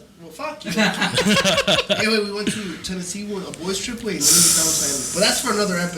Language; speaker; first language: English; early bilingual, other home language; Spanish